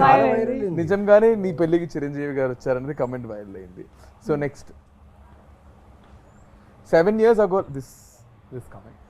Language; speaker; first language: Telugu; native; Telugu